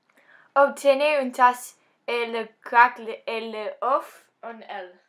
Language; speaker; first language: French; non-native, learner; English